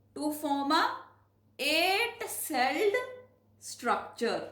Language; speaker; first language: English; non-native, local second language; Punjabi